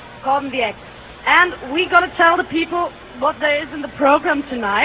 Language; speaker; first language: English; non-native, fluent; German